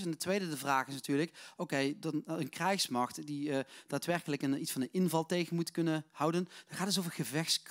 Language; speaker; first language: Dutch; native; Dutch